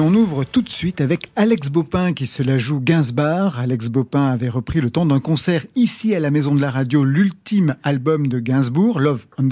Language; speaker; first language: French; native; French